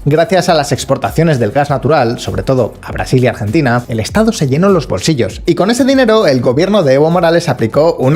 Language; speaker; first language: Spanish; native; Spanish